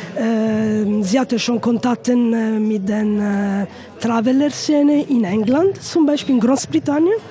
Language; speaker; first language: German; non-native, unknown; Italian